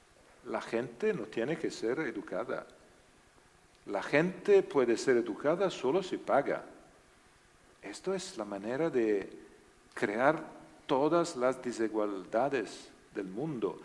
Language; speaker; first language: Spanish; non-native, learner; Italian